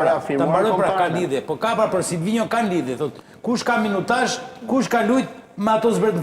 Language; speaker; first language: Albanian; native; Albanian